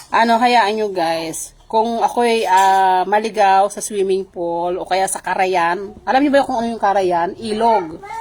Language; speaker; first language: Filipino; non-native, local second language; Iloko